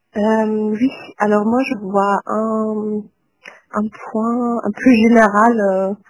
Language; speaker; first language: French; non-native, fluent; German